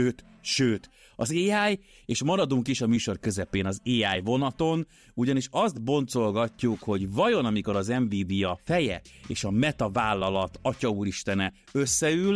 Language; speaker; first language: Hungarian; native; Hungarian